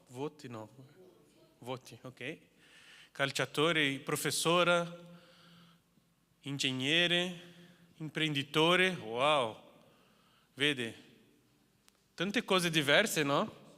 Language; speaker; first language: Italian; non-native, fluent; Portuguese